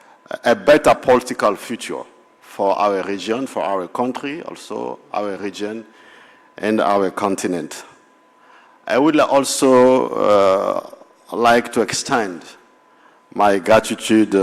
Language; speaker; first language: English; non-native, fluent; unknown